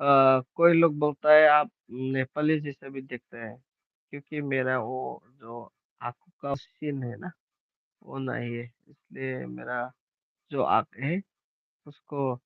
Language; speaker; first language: Hindi; non-native, local second language; Bodo